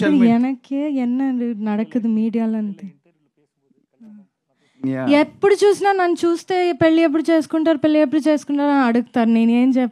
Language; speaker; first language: Telugu; non-native, fluent; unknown